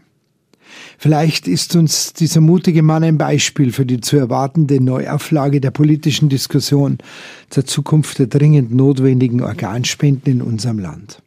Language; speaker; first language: German; native; German